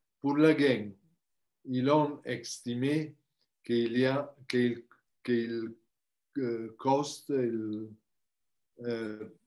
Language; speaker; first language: French; non-native, learner; Italian